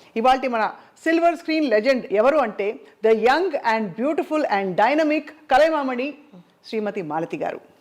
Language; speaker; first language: Telugu; native; Telugu